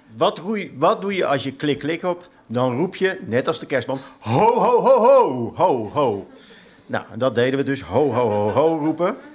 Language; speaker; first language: Dutch; native; Dutch